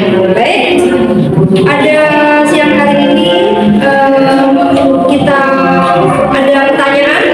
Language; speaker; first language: Indonesian; native; Indonesian